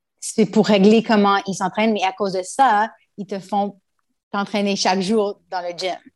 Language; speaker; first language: French; non-native, local second language; English